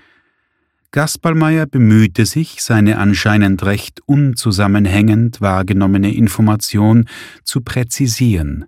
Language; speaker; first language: German; native; German